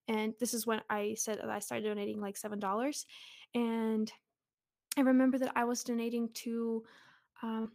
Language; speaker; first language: English; early bilingual, other home language; Russian